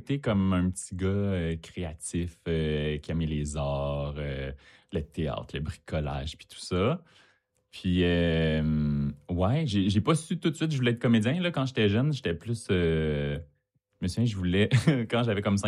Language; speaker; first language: French; native; French